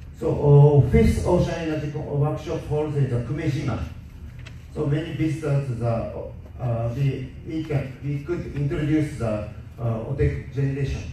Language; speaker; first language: English; non-native, learner; Japanese